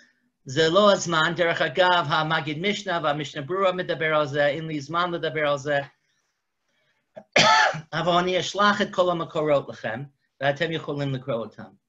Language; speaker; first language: Hebrew; non-native, fluent; English